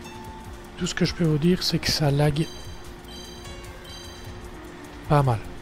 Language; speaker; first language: French; native; French